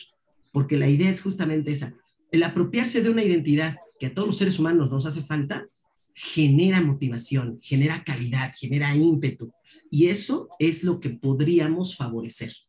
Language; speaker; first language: Spanish; native; Spanish